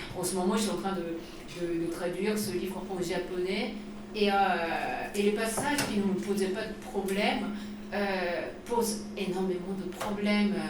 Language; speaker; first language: French; non-native, fluent; Japanese